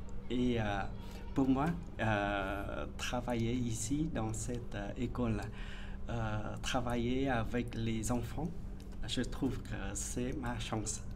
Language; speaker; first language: French; non-native, fluent; Vietnamese